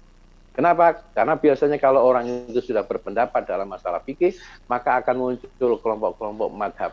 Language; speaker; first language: Indonesian; native; Indonesian